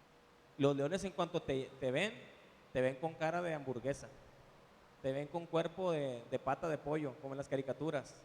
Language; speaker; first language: Spanish; native; Spanish